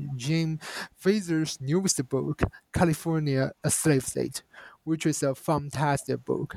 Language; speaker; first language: English; non-native, fluent; Chinese